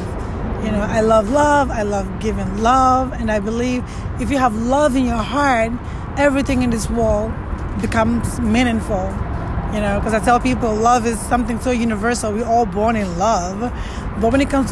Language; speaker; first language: English; non-native, local second language; Wolof